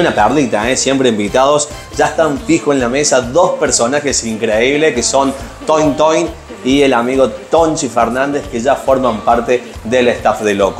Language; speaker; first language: Spanish; native; Spanish